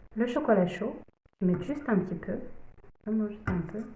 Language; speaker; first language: French; non-native, local second language; Arabic